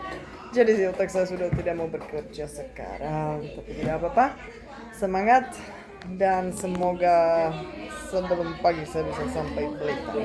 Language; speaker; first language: Indonesian; non-native, fluent; Czech